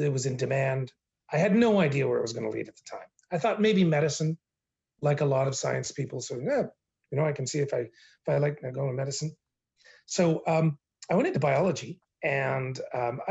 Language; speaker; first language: English; native; English